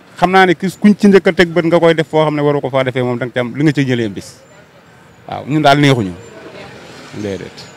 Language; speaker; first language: Wolof; native; Wolof